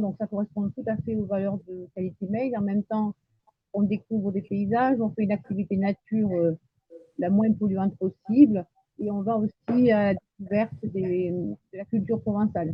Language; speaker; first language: French; native; French